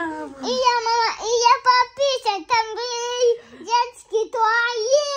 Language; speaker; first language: Russian; early bilingual, heritage; Russian